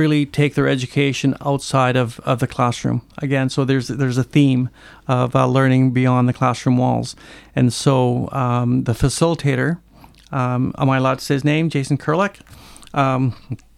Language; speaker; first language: English; native; English